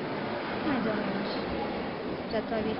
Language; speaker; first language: Portuguese; early bilingual, other home language; Russian